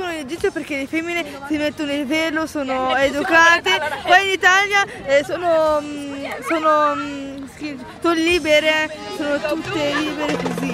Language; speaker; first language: Italian; early bilingual, other home language; Arabic